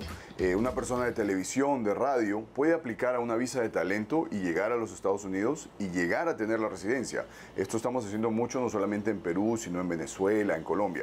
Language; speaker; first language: Spanish; native; Spanish